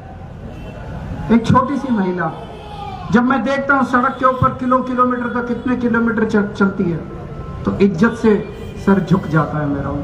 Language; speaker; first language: Hindi; native; Hindi